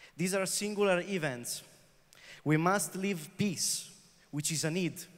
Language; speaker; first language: English; non-native, fluent; Italian